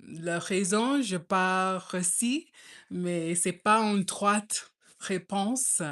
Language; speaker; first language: French; non-native, learner; English